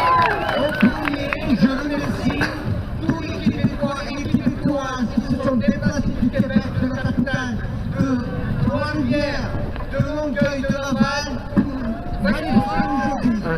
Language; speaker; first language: French; non-native, fluent; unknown